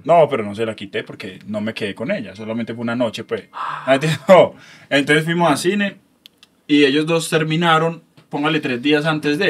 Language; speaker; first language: Spanish; native; Spanish